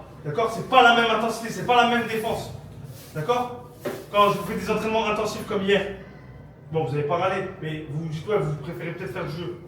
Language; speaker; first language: French; native; French